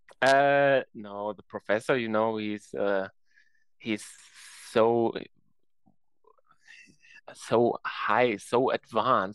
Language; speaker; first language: English; non-native, fluent; German